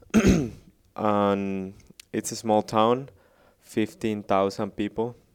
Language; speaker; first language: English; non-native, fluent; Spanish